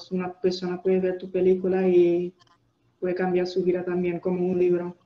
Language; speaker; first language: Spanish; non-native, fluent; English